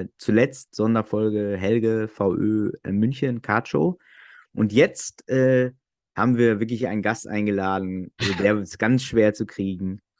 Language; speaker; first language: German; native; German